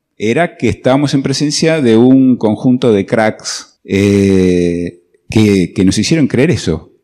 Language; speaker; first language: Spanish; native; Spanish